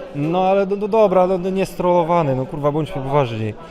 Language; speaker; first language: Polish; native; Polish